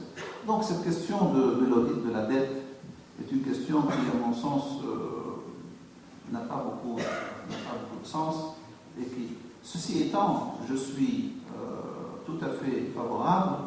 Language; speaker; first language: French; non-native, local second language; Arabic